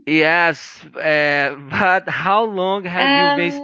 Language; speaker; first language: English; non-native, learner; Portuguese